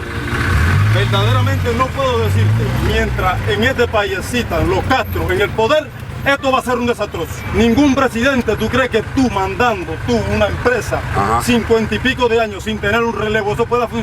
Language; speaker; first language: Spanish; native; Spanish